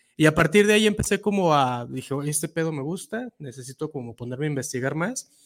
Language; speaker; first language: Spanish; native; Spanish